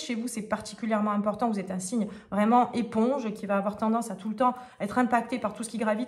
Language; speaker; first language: French; native; French